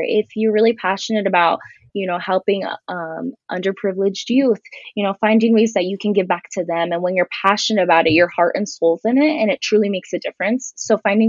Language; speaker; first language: English; native; English